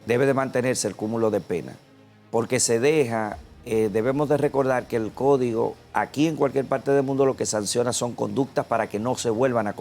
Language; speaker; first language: Spanish; native; Spanish